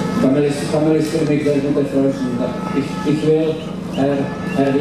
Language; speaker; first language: German; non-native, learner; Czech